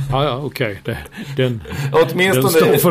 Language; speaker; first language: Swedish; native; Swedish